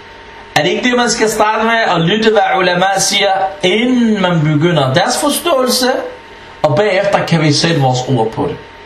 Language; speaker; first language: Danish; non-native, fluent; Arabic